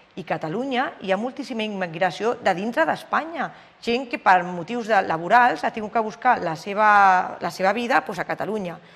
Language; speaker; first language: Catalan; non-native, local second language; Spanish